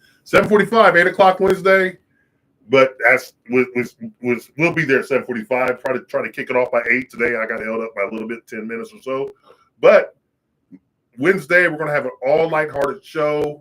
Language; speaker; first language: English; native; English